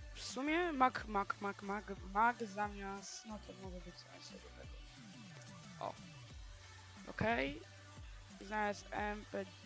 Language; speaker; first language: Polish; native; Polish